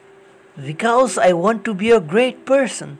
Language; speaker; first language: English; non-native, learner; Nepali